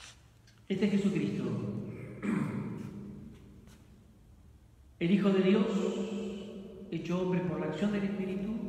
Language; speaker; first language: Spanish; native; Spanish